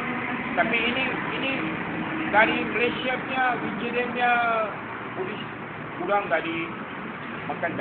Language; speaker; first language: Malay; non-native, local second language; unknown